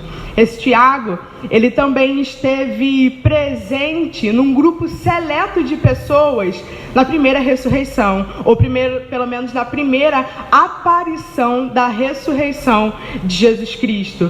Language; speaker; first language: Portuguese; native; Portuguese